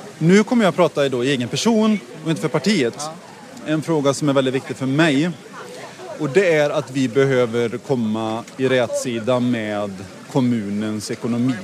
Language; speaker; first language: Swedish; native; Swedish